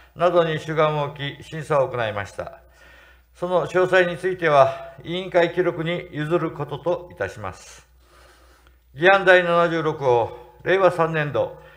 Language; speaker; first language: Japanese; native; Japanese